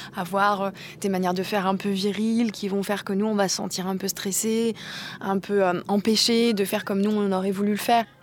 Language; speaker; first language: French; native; French